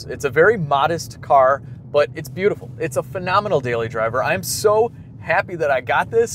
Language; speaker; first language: English; native; English